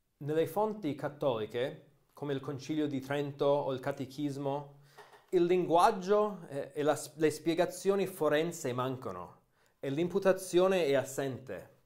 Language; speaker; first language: Italian; non-native, fluent; English